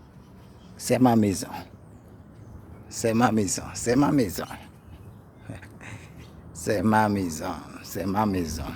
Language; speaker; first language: French; non-native, learner; Haitian Creole